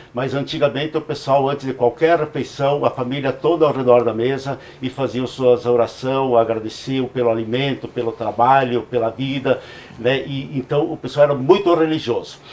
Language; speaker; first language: Portuguese; native; Portuguese